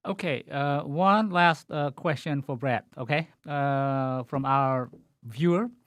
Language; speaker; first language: English; non-native, fluent; Khmer